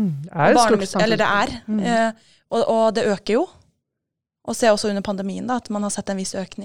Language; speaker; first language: Norwegian; native; Norwegian